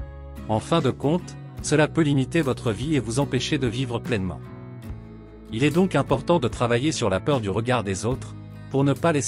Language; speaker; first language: French; native; French